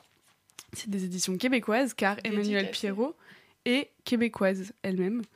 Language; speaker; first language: French; native; French